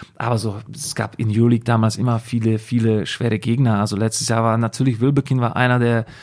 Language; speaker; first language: German; non-native, fluent; Slovak